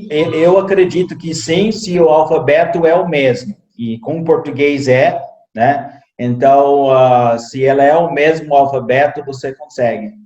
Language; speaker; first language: Portuguese; non-native, fluent; English